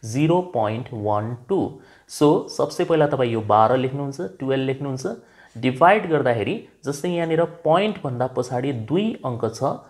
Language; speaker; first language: Nepali; native; Nepali